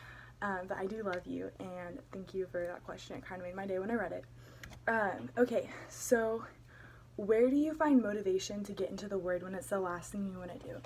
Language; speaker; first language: English; native; English